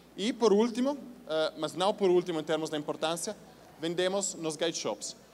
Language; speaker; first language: Portuguese; non-native, fluent; Italian